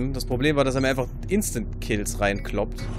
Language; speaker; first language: German; native; German